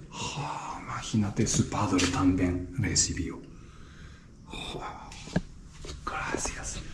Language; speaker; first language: Spanish; non-native, learner; Japanese